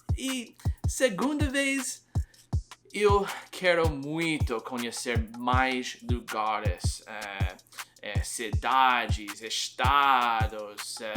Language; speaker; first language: Portuguese; non-native, learner; English